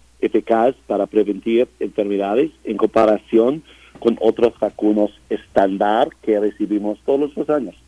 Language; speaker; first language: Spanish; non-native, learner; English